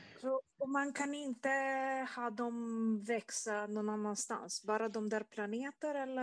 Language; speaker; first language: Swedish; non-native, fluent; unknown